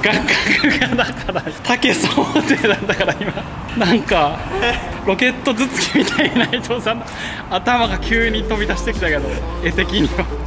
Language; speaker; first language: Japanese; native; Japanese